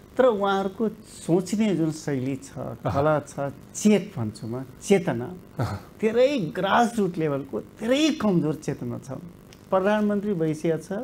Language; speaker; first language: Nepali; non-native, local second language; Rana Tharu